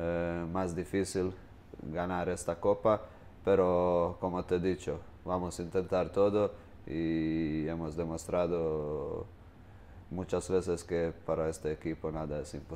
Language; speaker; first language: Spanish; non-native, fluent; Croatian